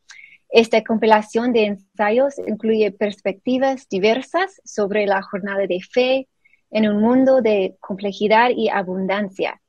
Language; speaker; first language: Spanish; non-native, fluent; English